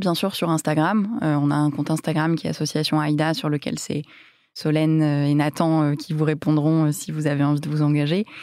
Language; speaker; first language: French; native; French